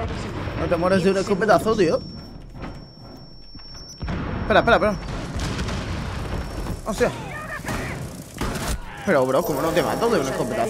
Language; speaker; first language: Spanish; native; Spanish